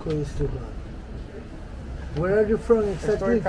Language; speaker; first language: English; non-native, learner; Spanish